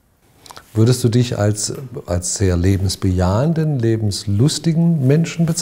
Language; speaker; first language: German; native; German